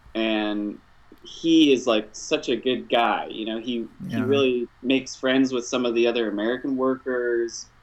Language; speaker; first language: English; native; English